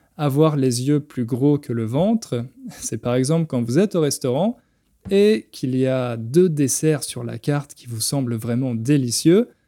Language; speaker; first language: French; native; French